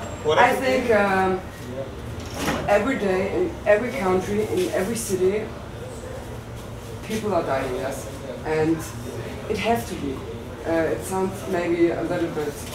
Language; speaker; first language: English; non-native, learner; German